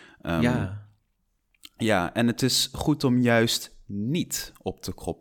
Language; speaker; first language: Dutch; non-native, fluent; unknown